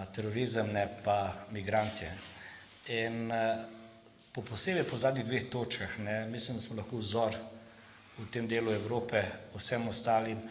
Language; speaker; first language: Slovenian; non-native, local second language; Serbian